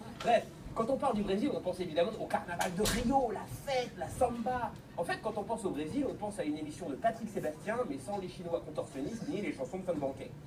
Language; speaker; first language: French; native; French